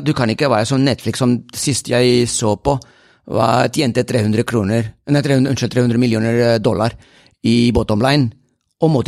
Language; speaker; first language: Norwegian; non-native, fluent; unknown